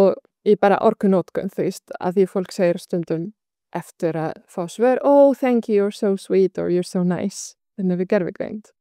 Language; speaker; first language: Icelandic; non-native, fluent; Arabic